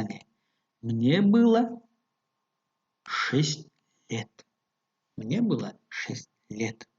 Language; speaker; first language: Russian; non-native, local second language; Tajik